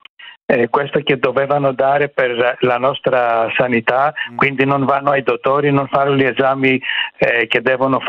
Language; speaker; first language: Italian; non-native, fluent; Greek